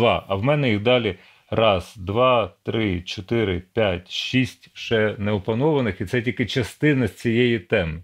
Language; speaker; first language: Ukrainian; native; Ukrainian